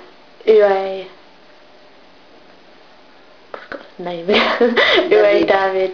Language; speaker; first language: French; non-native, learner; English